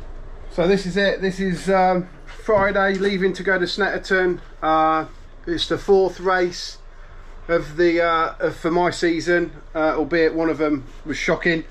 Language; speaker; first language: English; native; English